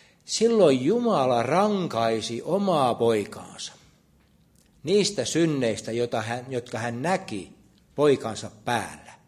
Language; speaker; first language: Finnish; native; Finnish